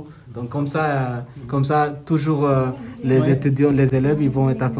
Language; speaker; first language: French; non-native, learner; Bangla